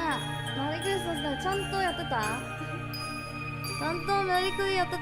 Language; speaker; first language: Japanese; non-native, learner; English